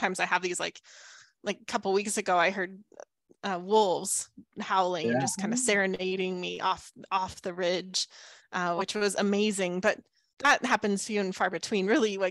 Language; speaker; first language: English; native; English